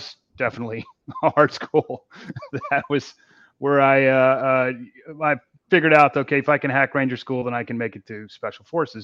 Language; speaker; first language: English; native; English